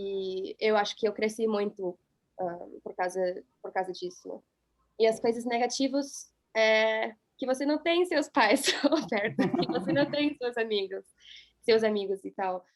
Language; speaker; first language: Portuguese; non-native, fluent; English